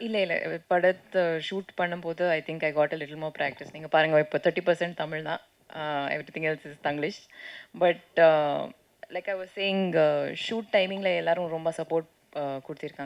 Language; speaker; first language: Tamil; non-native, local second language; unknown